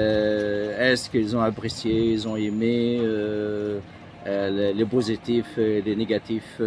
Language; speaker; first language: French; non-native, fluent; Arabic